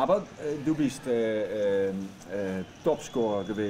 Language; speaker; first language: German; non-native, learner; Dutch